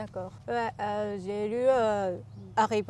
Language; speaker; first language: French; non-native, learner; Japanese